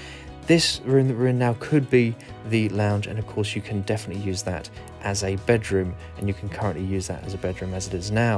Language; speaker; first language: English; native; English